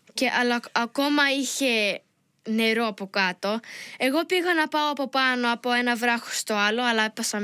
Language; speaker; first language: Greek; early bilingual, heritage; Greek